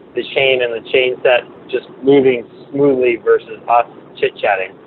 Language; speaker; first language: English; native; English